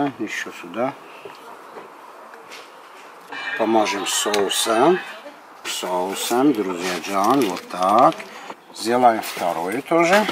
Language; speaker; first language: Russian; non-native, local second language; Armenian